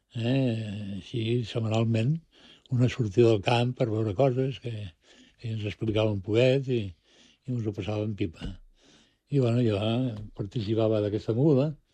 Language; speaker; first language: Catalan; non-native, local second language; Spanish